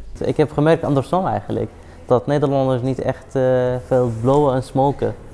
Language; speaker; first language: Dutch; non-native, fluent; Arabic